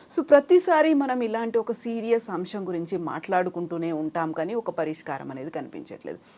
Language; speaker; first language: Telugu; native; Telugu